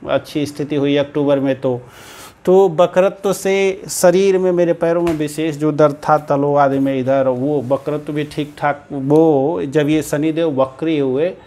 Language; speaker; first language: Hindi; native; Hindi